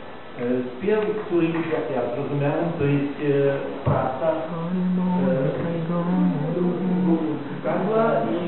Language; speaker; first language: Polish; non-native, learner; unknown